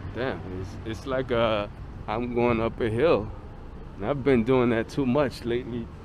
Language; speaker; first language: English; native; English